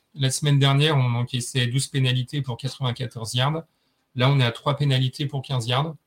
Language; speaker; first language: French; native; French